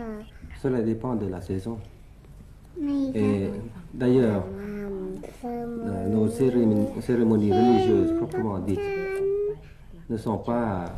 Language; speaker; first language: French; early bilingual, other home language; Thai